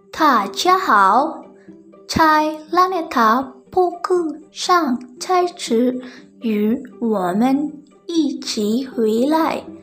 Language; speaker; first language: Chinese; non-native, learner; Indonesian